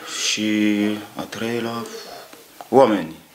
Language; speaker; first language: Romanian; non-native, learner; French